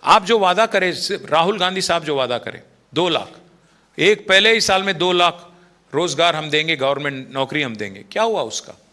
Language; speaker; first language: Hindi; non-native, local second language; Telugu